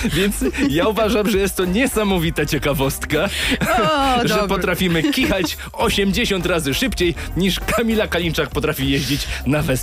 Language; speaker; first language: Polish; native; Polish